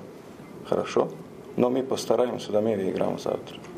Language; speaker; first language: Russian; non-native, learner; Croatian